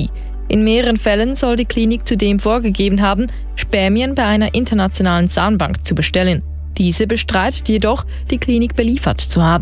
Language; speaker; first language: German; native; German